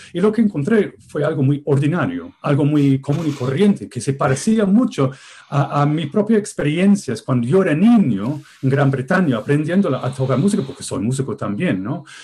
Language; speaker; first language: Spanish; non-native, fluent; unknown